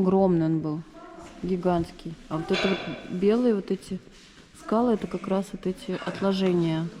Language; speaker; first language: Russian; native; Russian